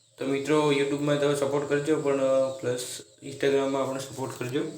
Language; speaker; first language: Gujarati; native; Gujarati